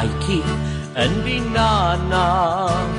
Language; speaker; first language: English; non-native, local second language; Xhosa